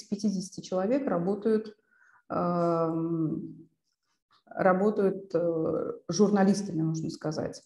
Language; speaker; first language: Russian; non-native, local second language; Uzbek